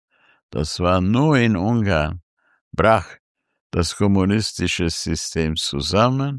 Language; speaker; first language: German; non-native, fluent; Hungarian